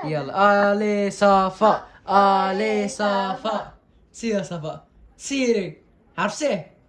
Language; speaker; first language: Arabic; native; Arabic